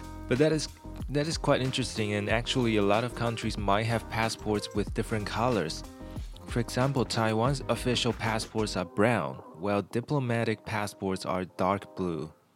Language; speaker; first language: English; non-native, fluent; Chinese